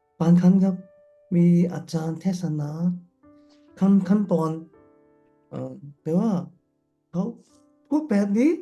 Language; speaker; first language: Thai; non-native, fluent; Cantonese